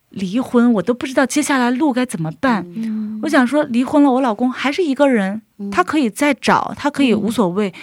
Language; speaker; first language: Chinese; native; Chinese